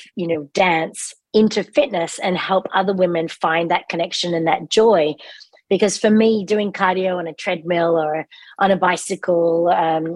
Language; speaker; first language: English; native; English